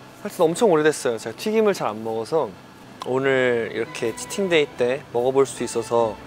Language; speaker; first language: Korean; native; Korean